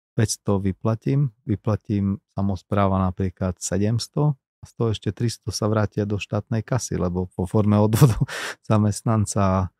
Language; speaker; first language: Slovak; non-native, local second language; Hungarian